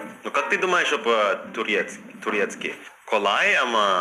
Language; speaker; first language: Russian; non-native, learner; Indonesian